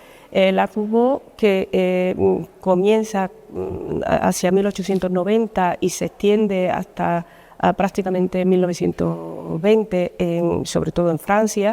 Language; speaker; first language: Spanish; native; Spanish